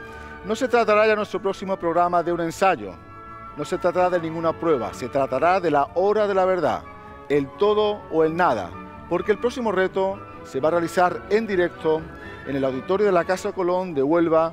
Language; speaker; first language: Spanish; native; Spanish